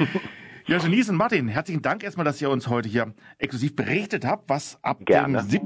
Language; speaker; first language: German; native; German